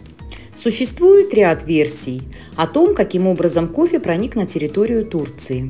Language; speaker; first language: Russian; native; Russian